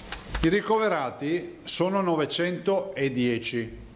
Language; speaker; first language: Italian; native; Italian